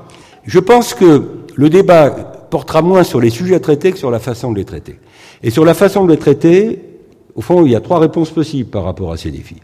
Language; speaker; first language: French; native; French